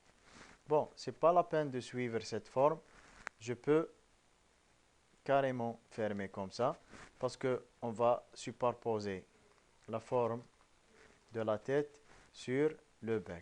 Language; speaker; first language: French; non-native, local second language; Arabic